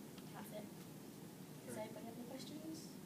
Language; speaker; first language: English; native; English